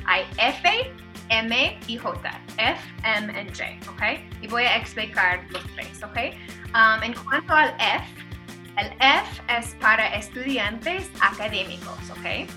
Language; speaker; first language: Spanish; non-native, fluent; English